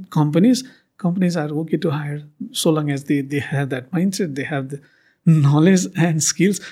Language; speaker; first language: English; non-native, local second language; Nepali